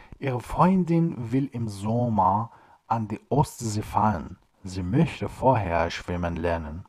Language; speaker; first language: German; non-native, fluent; Persian